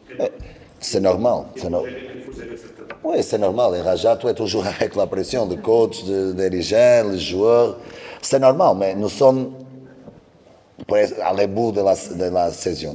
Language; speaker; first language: French; non-native, learner; Portuguese